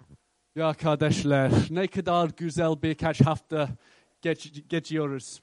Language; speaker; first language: Turkish; non-native, fluent; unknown